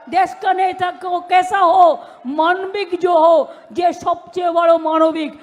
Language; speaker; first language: Hindi; non-native, local second language; Bangla